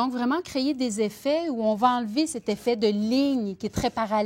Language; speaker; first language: French; native; French